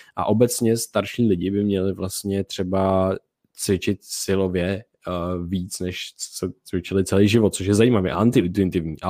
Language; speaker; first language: Czech; native; Czech